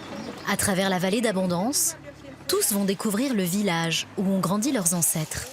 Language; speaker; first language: French; native; French